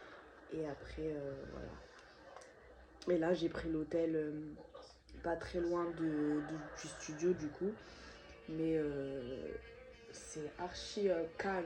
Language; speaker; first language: French; native; French